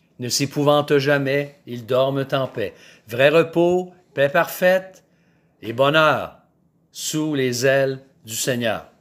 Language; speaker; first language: French; native; French